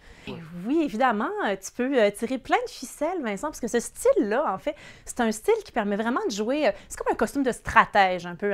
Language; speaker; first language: French; native; French